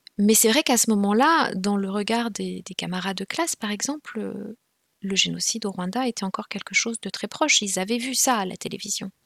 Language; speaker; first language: French; non-native, local second language; Kinyarwanda